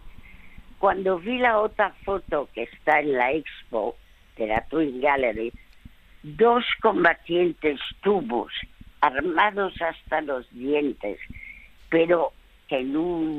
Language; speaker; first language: Spanish; early bilingual, other home language; French